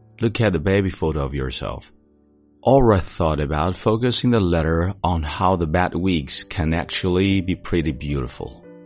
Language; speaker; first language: English; non-native, fluent; Chinese